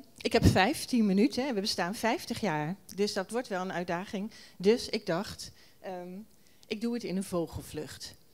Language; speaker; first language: Dutch; native; Dutch